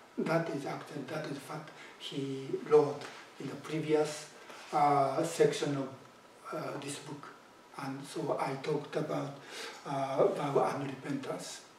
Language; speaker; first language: English; non-native, fluent; Japanese